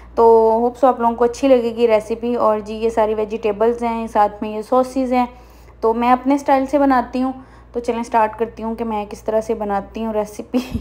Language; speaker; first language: Urdu; native; Urdu